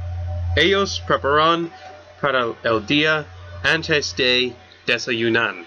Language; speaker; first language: Spanish; non-native, learner; English